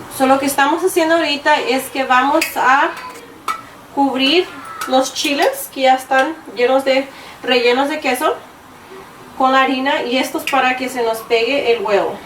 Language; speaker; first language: Spanish; early bilingual, other home language; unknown